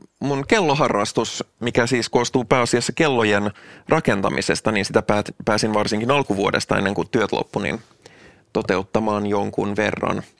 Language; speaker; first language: Finnish; native; Finnish